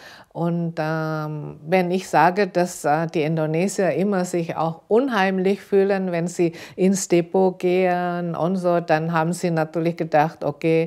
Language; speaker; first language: German; non-native, fluent; Indonesian